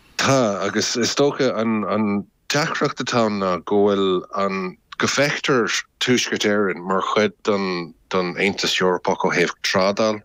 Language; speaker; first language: Irish; native; Irish